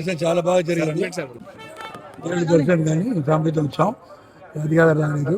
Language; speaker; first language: Telugu; non-native, learner; Tamil